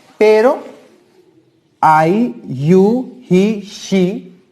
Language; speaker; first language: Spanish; non-native, learner; Hindi